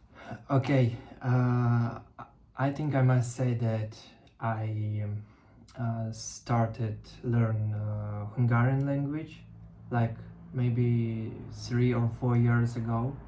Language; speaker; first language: English; non-native, learner; Russian